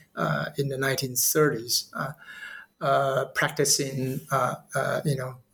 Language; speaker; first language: English; non-native, fluent; Chinese